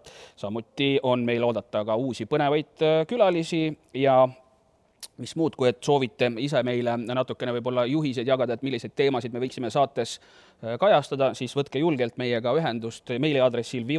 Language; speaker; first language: Estonian; native; Estonian